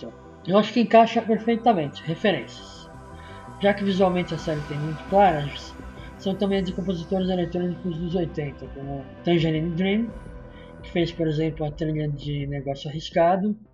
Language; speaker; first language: Portuguese; native; Portuguese